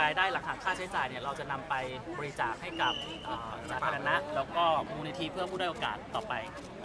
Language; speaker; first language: Thai; native; Thai